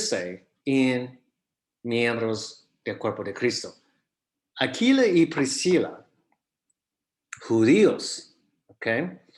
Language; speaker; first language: Spanish; non-native, fluent; English